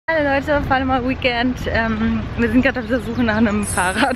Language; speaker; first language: German; native; German